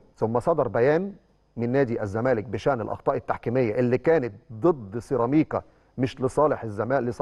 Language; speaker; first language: Arabic; native; Arabic